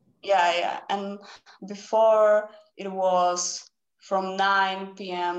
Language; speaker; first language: English; non-native, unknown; Czech